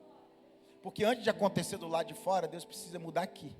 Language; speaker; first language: Portuguese; native; Portuguese